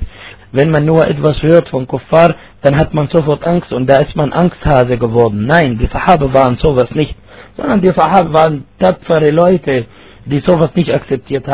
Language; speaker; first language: German; non-native, fluent; Arabic